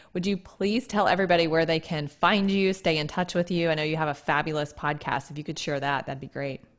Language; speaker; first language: English; native; English